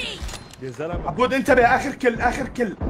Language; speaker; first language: Arabic; native; Arabic